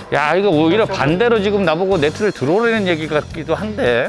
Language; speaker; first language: Korean; native; Korean